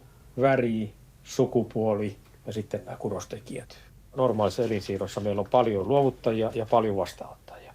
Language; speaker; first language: Finnish; native; Finnish